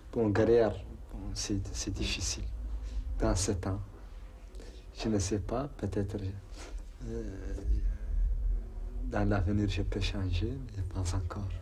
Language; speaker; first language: French; non-native, learner; Arabic